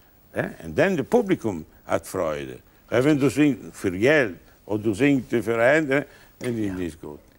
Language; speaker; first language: German; non-native, learner; Italian